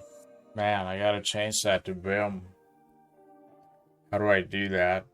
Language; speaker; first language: English; native; English